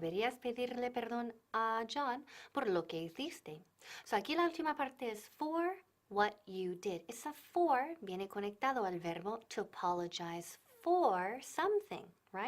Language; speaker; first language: Spanish; non-native, fluent; English